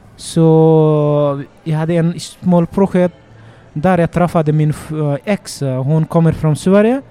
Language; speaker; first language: Swedish; non-native, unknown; Nepali